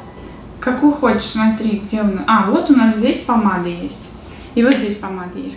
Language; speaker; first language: Russian; native; Russian